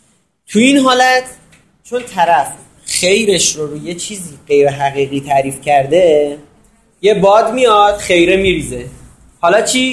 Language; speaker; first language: Persian; native; Persian